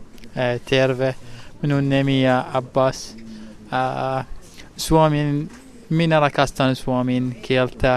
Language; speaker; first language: Finnish; non-native, learner; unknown